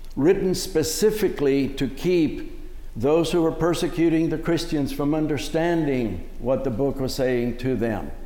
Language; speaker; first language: English; early bilingual, other home language; Spanish